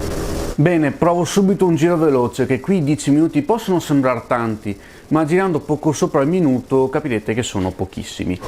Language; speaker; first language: Italian; native; Italian